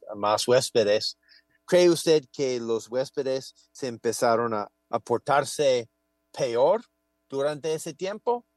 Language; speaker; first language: Spanish; non-native, fluent; English